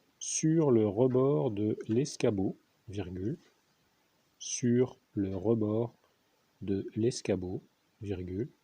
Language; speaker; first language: French; native; French